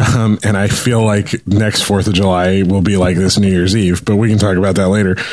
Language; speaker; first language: English; native; English